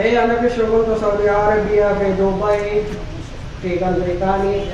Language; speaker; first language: Arabic; non-native, learner; Urdu